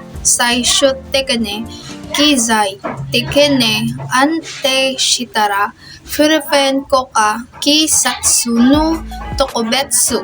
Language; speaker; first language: Japanese; non-native, learner; Filipino